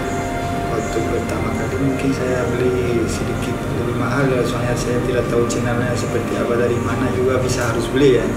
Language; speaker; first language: Indonesian; non-native, fluent; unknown